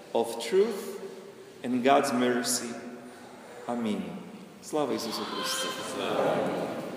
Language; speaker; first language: English; non-native, fluent; Ukrainian